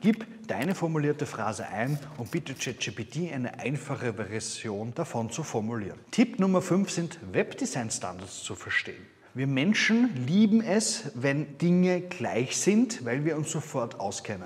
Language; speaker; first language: German; native; German